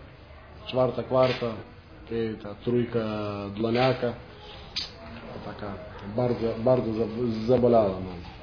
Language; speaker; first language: Polish; non-native, fluent; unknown